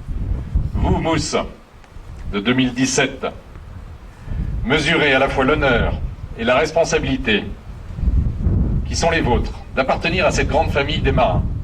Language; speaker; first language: French; native; French